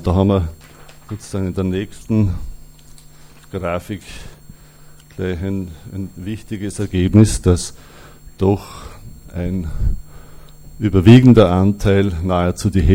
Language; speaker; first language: German; native; German